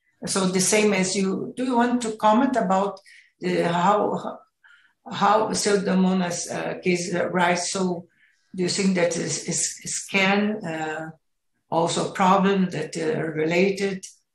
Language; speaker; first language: English; non-native, fluent; Portuguese